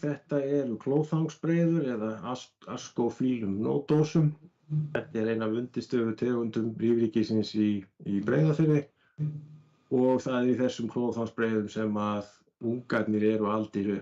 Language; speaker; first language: Icelandic; native; Icelandic